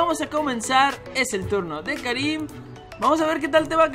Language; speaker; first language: Spanish; native; Spanish